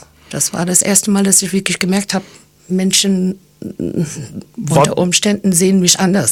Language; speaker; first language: German; early bilingual, other home language; English